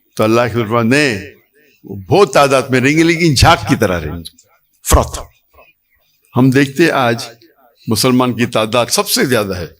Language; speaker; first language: Urdu; non-native, local second language; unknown